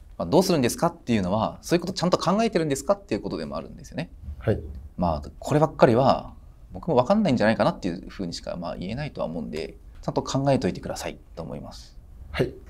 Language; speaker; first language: Japanese; native; Japanese